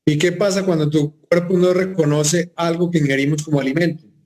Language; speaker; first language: Spanish; native; Spanish